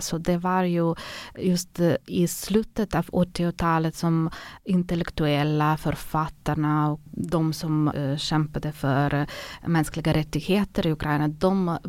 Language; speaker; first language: Swedish; non-native, fluent; Ukrainian